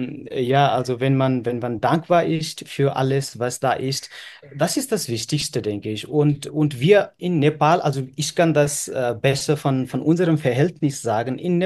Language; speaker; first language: German; non-native, fluent; Nepali